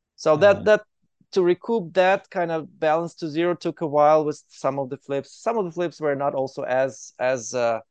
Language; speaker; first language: English; non-native, fluent; Ukrainian